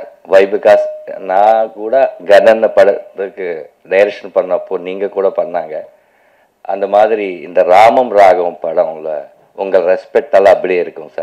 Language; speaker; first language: Tamil; non-native, local second language; Telugu